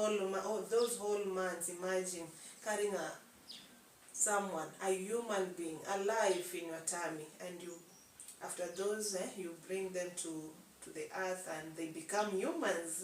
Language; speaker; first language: English; non-native, local second language; Swahili